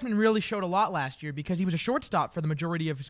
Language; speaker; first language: English; native; English